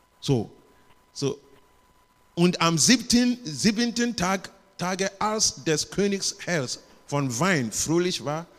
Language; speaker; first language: German; non-native, learner; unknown